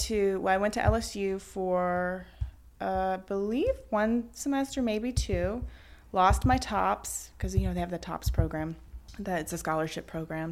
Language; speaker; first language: English; native; English